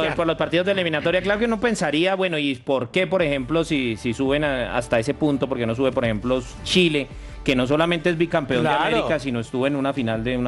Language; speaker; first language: Spanish; native; Spanish